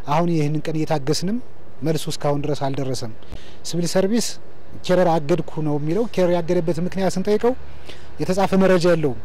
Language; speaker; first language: Amharic; native; Amharic